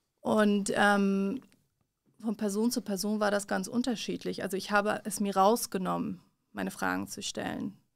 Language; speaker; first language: German; early bilingual, other home language; Persian